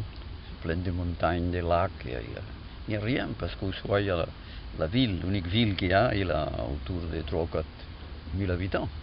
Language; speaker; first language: French; non-native, fluent; Catalan